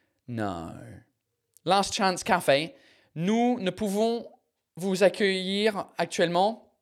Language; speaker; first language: French; non-native, fluent; English